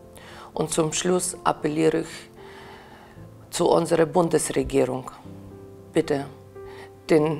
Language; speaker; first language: German; non-native, fluent; Ukrainian